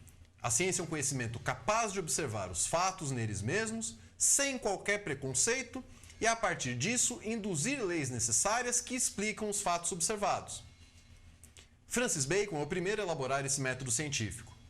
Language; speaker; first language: Portuguese; native; Portuguese